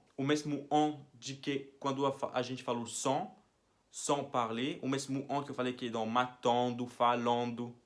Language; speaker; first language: Portuguese; non-native, fluent; French